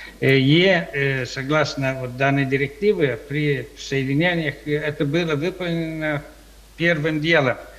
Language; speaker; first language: Russian; non-native, local second language; Romanian